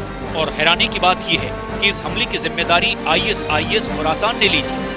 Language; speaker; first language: Hindi; native; Hindi